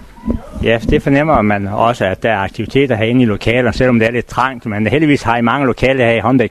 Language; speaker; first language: Danish; native; Danish